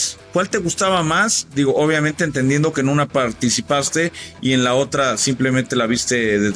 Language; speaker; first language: Spanish; native; Spanish